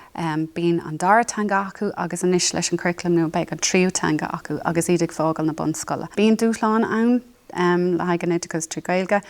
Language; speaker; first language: Irish; non-native, local second language; English